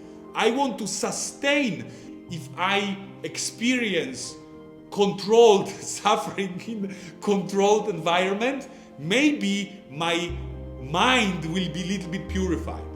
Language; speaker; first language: English; non-native, fluent; Polish